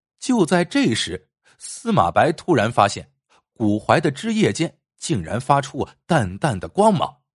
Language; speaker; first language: Chinese; native; Chinese